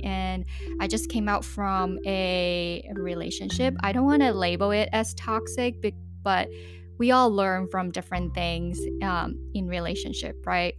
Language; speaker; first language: English; non-native, local second language; Cantonese